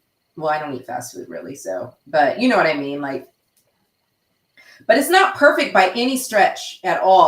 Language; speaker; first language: English; native; English